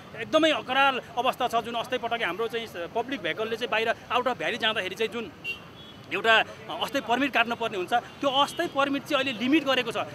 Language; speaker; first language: Nepali; native; Nepali